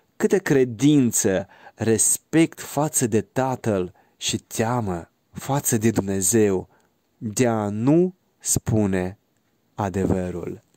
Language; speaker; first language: Romanian; native; Romanian